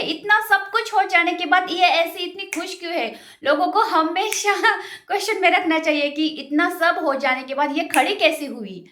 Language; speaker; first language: Hindi; non-native, local second language; Marathi